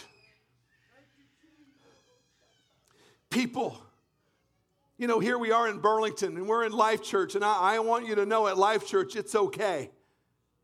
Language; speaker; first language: English; native; English